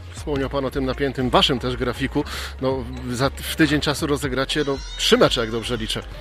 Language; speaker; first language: Polish; native; Polish